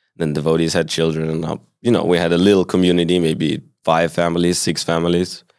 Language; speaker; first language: English; early bilingual, other home language; Hebrew